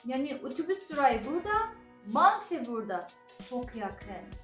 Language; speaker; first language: Turkish; non-native, learner; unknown